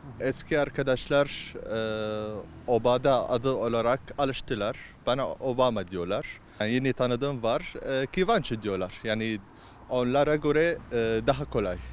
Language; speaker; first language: Turkish; non-native, learner; Arabic